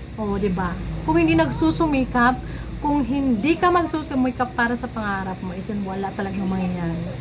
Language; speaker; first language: Filipino; non-native, local second language; Cebuano